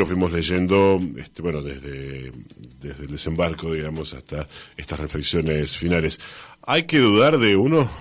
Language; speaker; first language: Spanish; native; Spanish